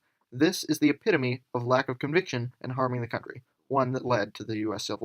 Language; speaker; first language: English; native; English